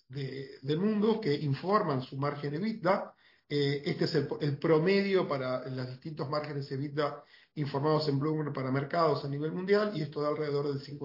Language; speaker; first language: Spanish; native; Spanish